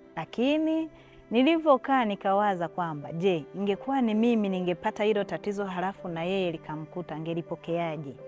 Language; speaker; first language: Swahili; non-native, local second language; Hausa